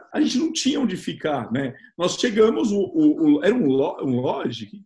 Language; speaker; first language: Portuguese; native; Portuguese